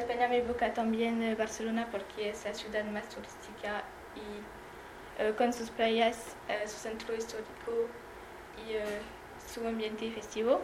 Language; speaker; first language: Spanish; non-native, learner; French